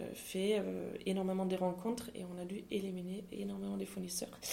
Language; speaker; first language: French; non-native, fluent; German